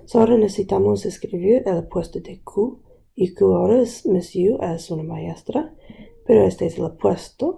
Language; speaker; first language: Spanish; non-native, local second language; English